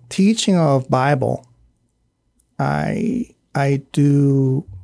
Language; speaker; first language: English; non-native, fluent; Korean